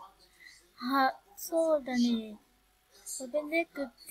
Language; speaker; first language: Japanese; non-native, learner; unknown